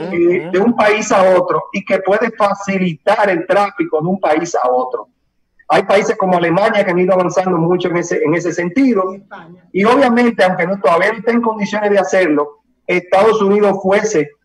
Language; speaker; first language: Spanish; native; Spanish